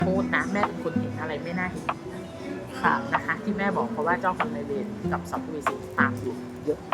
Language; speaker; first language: Thai; native; Thai